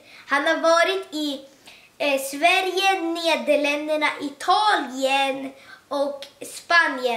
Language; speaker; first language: Swedish; early bilingual, other home language; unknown